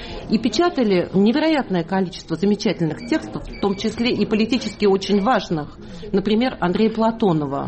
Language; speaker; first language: Russian; native; Russian